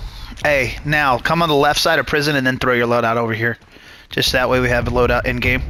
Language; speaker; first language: English; native; English